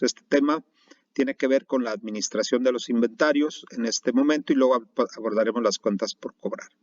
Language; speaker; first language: Spanish; native; Spanish